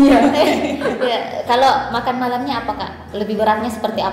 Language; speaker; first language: Indonesian; native; Indonesian